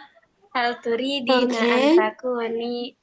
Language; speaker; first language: Arabic; non-native, learner; Indonesian